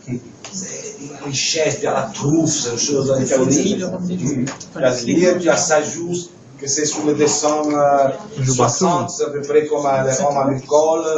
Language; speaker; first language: French; non-native, fluent; Italian